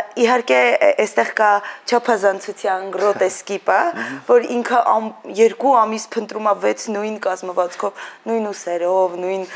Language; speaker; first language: Armenian; native; Armenian